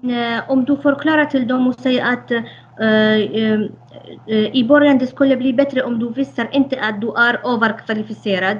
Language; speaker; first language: Swedish; non-native, fluent; Arabic